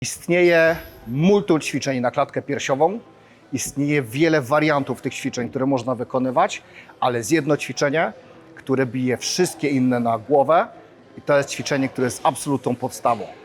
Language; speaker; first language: Polish; native; Polish